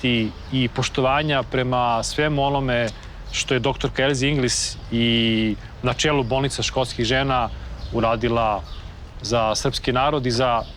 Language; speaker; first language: Bosnian; native; Bosnian